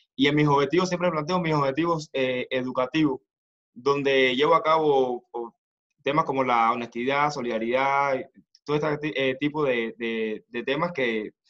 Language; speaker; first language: Spanish; native; Spanish